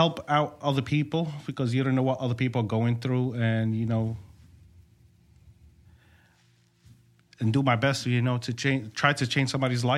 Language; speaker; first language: English; native; English